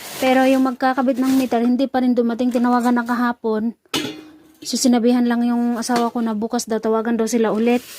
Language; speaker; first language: Filipino; native; Filipino